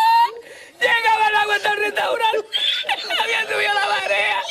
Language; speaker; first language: Spanish; native; Spanish